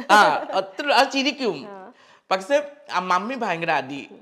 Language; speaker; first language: Malayalam; non-native, learner; Assamese